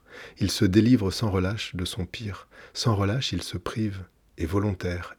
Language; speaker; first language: French; native; French